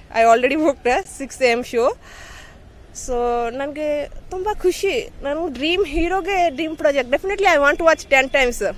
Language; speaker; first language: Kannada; non-native, local second language; Bangla